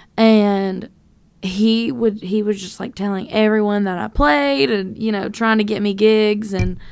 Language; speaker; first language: English; native; English